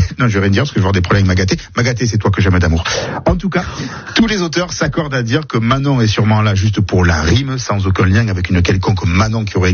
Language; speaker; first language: French; native; French